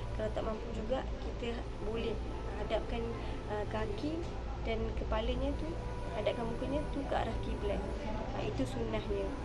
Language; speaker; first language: Malay; native; Malay